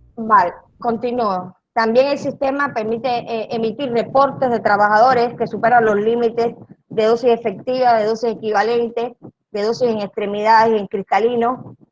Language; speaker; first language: Spanish; native; Spanish